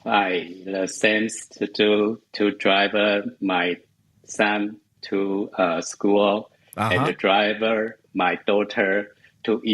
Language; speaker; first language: English; non-native, learner; Chinese